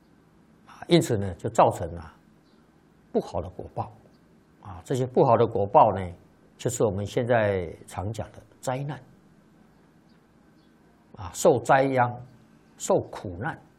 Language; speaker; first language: Chinese; native; Chinese